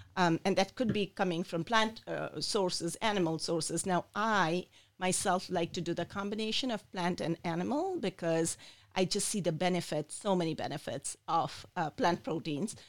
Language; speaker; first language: English; non-native, local second language; Bangla